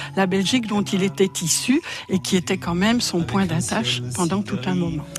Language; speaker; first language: French; native; French